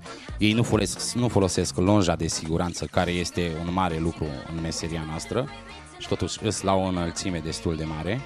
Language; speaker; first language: Romanian; native; Romanian